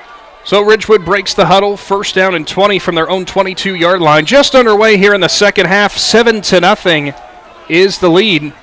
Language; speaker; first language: English; native; English